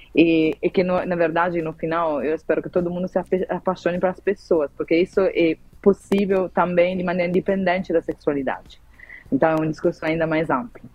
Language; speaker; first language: Portuguese; non-native, fluent; Italian